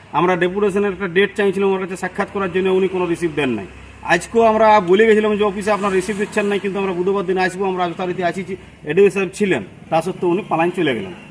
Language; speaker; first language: Bangla; native; Bangla